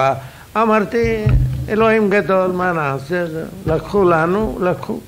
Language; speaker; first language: Hebrew; non-native, fluent; Arabic